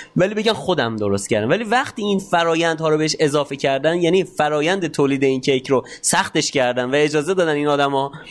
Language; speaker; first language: Persian; native; Persian